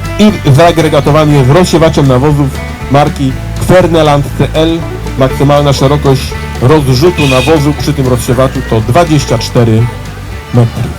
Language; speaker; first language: Polish; native; Polish